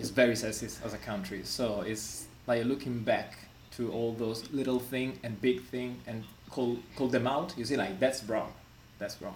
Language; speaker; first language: English; non-native, fluent; Italian